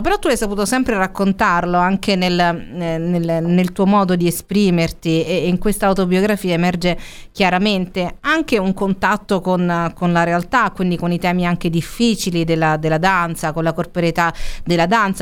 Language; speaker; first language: Italian; native; Italian